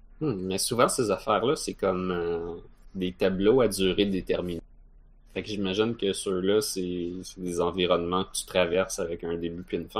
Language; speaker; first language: French; native; French